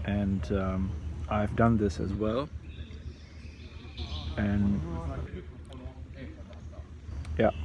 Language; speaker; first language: English; non-native, fluent; German